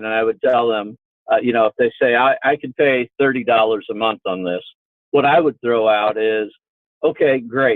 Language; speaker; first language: English; native; English